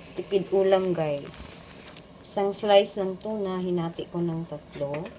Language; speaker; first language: Filipino; non-native, local second language; Cebuano